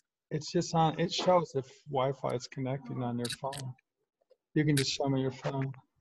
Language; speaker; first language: English; native; English